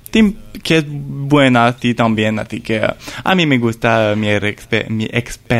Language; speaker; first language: Spanish; non-native, learner; French